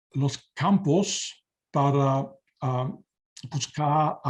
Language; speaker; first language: Spanish; non-native, learner; German